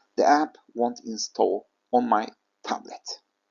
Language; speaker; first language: English; non-native, fluent; Turkish